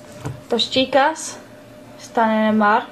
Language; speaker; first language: Spanish; non-native, learner; English